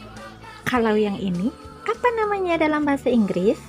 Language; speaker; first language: Indonesian; native; Indonesian